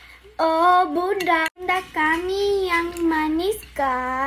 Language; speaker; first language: Indonesian; early bilingual, heritage; English